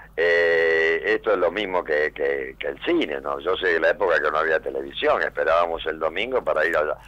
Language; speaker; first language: Spanish; native; Spanish